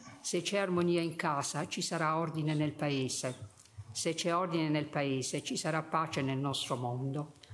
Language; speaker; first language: Italian; native; Italian